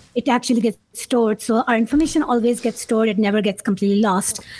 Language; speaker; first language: English; non-native, local second language; Urdu